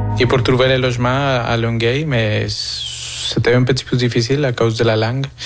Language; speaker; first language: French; non-native, fluent; Spanish